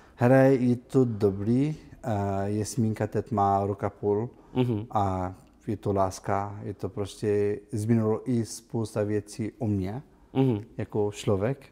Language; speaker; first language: Czech; non-native, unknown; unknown